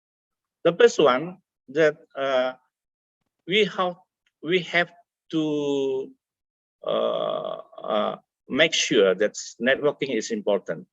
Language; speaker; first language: English; non-native, fluent; Indonesian